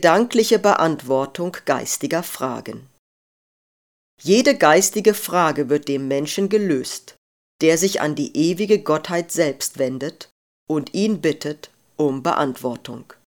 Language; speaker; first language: German; native; German